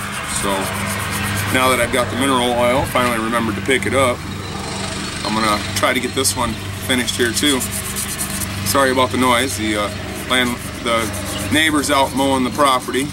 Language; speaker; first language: English; native; English